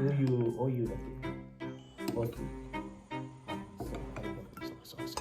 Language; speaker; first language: Japanese; non-native, learner; Filipino